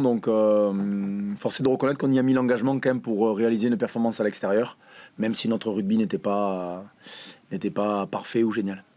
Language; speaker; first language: French; native; French